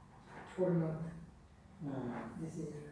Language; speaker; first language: English; non-native, learner; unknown